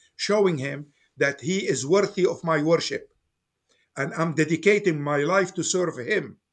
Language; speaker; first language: English; non-native, fluent; Arabic